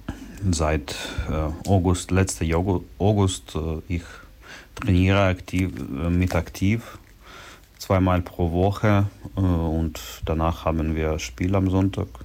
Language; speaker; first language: German; non-native, learner; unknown